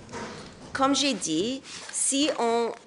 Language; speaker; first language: French; non-native, local second language; English